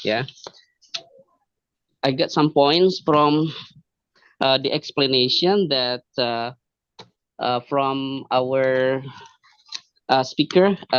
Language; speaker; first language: English; non-native, learner; Indonesian